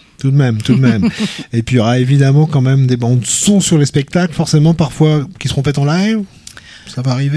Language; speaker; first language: French; native; French